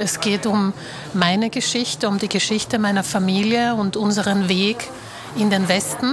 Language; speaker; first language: German; early bilingual, other home language; Slovak